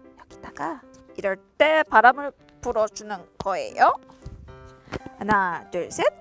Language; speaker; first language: Korean; native; Korean